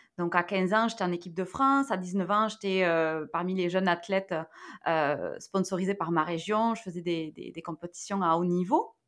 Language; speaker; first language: French; native; French